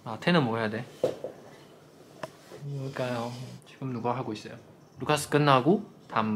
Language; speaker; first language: Korean; non-native, fluent; Chinese